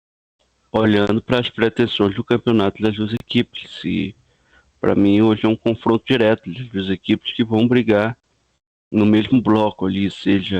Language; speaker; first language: Portuguese; native; Portuguese